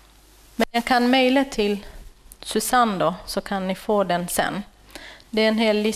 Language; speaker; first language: Swedish; non-native, fluent; Kurdish